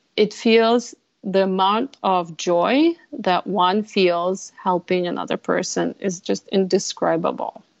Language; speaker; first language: English; non-native, fluent; Russian